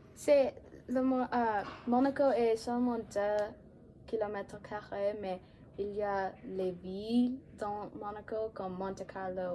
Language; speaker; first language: French; non-native, learner; English